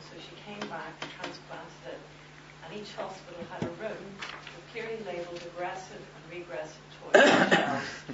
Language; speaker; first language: English; native; English